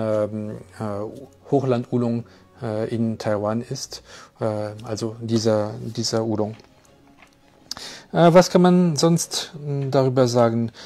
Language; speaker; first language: German; non-native, fluent; French